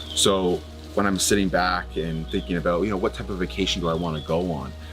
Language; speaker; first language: English; native; English